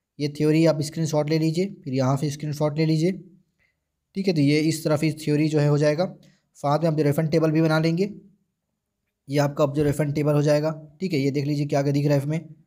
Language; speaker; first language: Hindi; native; Hindi